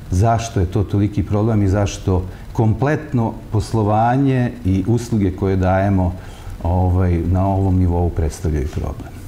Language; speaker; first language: Serbian; native; Serbian